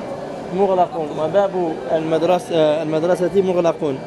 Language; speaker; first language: Arabic; non-native, fluent; French